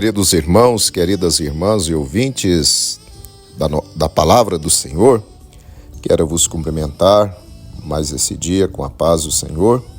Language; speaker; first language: Portuguese; native; Portuguese